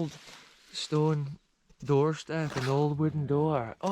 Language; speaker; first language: English; native; English